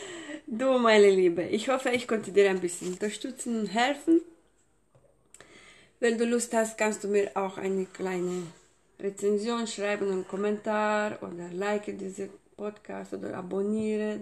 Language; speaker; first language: German; non-native, fluent; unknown